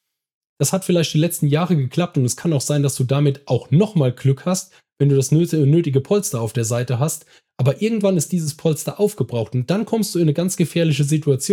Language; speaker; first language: German; native; German